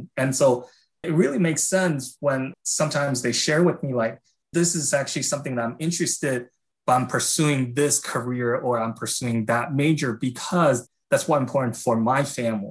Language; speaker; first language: English; non-native, fluent; Chinese